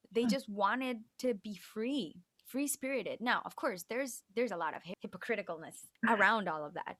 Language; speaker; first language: English; early bilingual, other home language; Spanish